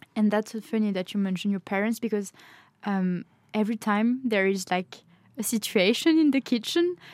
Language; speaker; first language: English; non-native, fluent; French